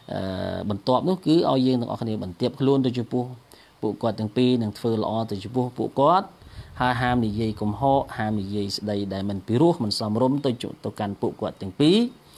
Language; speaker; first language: Khmer; non-native, local second language; Eastern Cham